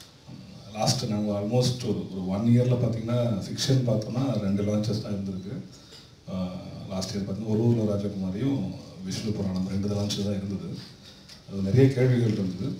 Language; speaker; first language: Tamil; native; Tamil